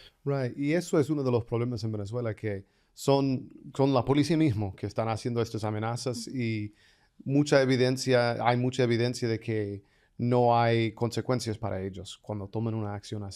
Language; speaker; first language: Spanish; non-native, fluent; English